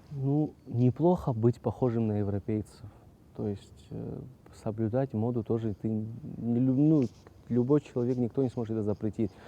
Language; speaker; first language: Russian; non-native, local second language; Abkhazian